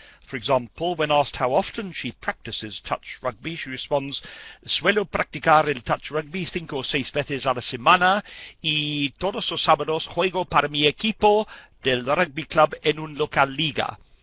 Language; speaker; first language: Spanish; non-native, fluent; English